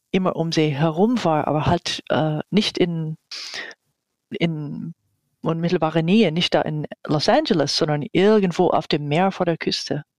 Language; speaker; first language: German; non-native, fluent; English